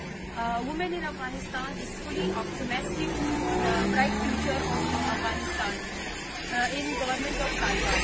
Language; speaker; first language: English; non-native, learner; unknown